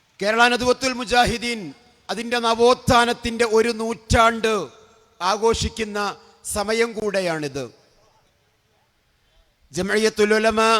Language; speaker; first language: Malayalam; native; Malayalam